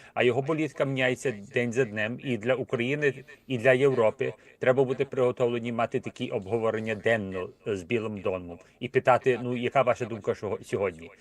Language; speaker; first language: Ukrainian; early bilingual, heritage; Ukrainian